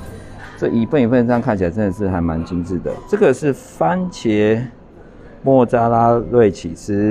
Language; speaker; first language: Chinese; native; Chinese